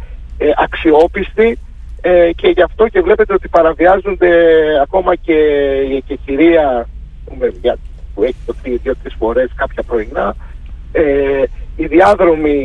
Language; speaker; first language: Greek; native; Greek